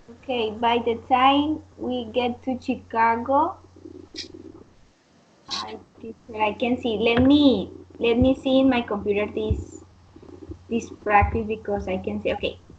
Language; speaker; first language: English; non-native, learner; Spanish